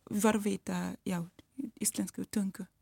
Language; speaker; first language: Icelandic; non-native, learner; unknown